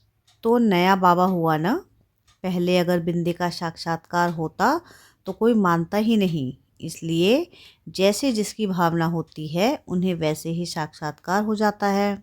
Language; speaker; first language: Hindi; native; Hindi